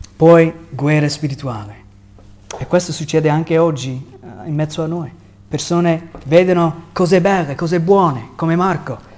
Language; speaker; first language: Italian; non-native, fluent; English